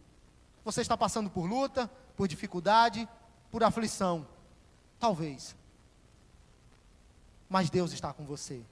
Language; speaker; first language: Portuguese; native; Portuguese